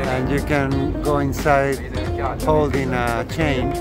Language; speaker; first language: English; non-native, fluent; Spanish